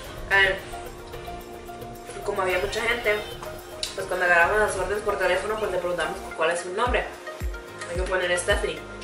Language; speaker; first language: Spanish; early bilingual, heritage; Spanish